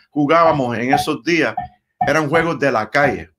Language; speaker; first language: Spanish; early bilingual, heritage; Spanish